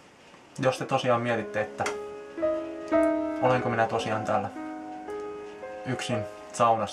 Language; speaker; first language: Finnish; native; Finnish